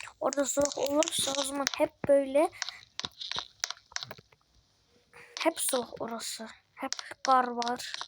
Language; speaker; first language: Turkish; early bilingual, heritage; Turkish